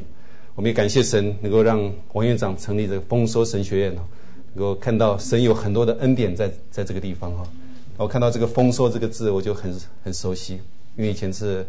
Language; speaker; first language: Chinese; native; Chinese